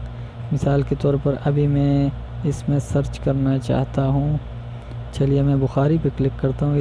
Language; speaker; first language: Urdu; non-native, local second language; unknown